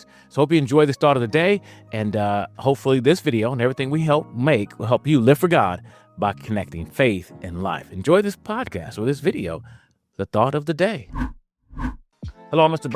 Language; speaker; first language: English; native; English